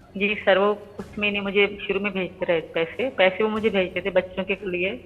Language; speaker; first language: Urdu; non-native, local second language; Sindhi